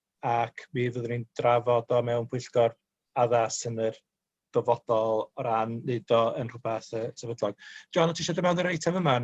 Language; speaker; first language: Welsh; native; Welsh